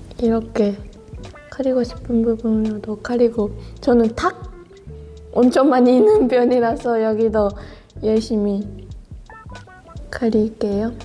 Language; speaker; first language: Korean; non-native, fluent; Japanese